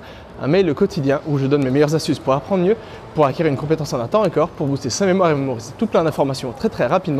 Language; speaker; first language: French; native; French